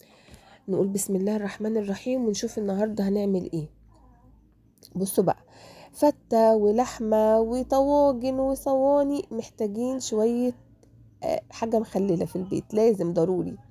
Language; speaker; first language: Arabic; native; Arabic